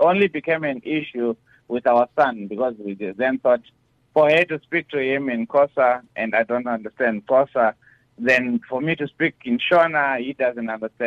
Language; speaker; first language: English; non-native, local second language; Shona